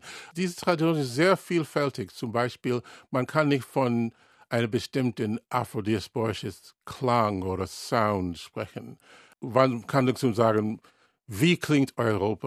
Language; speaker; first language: German; non-native, learner; English